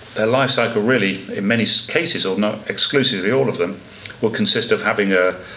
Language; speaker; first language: English; native; English